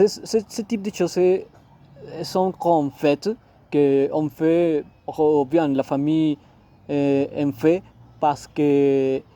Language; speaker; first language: French; non-native, learner; Spanish